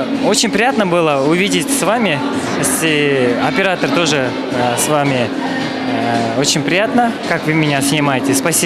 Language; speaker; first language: Russian; non-native, learner; Kyrgyz